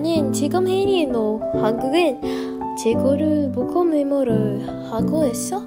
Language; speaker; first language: Korean; non-native, learner; Filipino